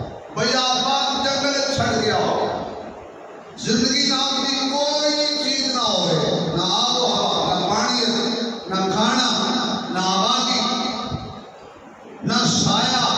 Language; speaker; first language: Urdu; non-native, local second language; Punjabi